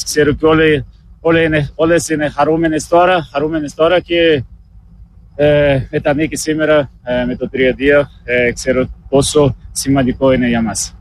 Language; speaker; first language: Greek; non-native, learner; Portuguese